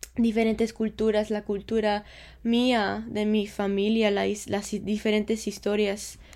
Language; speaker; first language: Spanish; early bilingual, heritage; Spanish